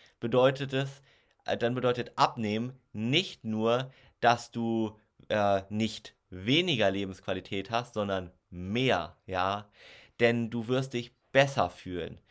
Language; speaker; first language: German; native; German